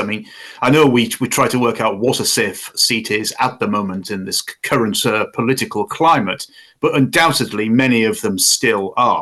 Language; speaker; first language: English; native; English